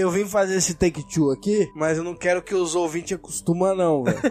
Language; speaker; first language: Portuguese; native; Portuguese